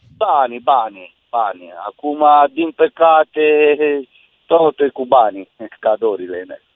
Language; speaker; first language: Romanian; non-native, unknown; Italian